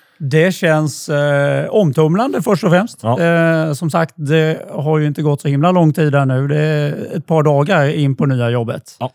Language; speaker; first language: Swedish; native; Swedish